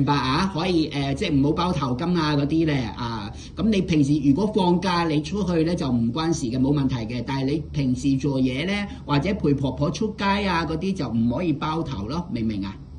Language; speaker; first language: Cantonese; native; Cantonese